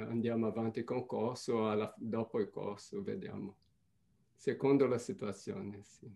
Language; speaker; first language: Italian; non-native, fluent; Portuguese